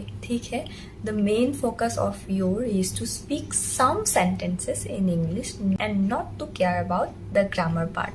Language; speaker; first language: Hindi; non-native, local second language; Assamese